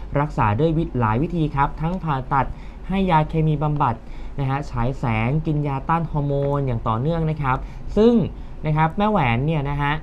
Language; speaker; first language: Thai; native; Thai